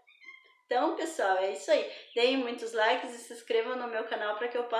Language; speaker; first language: Portuguese; native; Portuguese